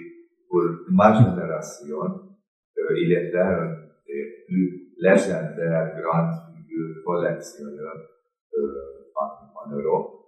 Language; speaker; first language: French; non-native, fluent; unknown